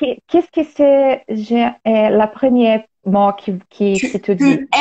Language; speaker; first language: French; non-native, learner; Portuguese